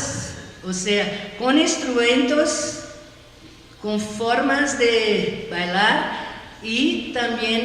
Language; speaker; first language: Spanish; non-native, learner; Portuguese